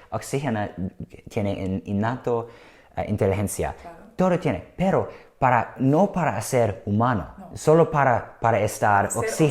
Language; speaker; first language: Spanish; non-native, learner; English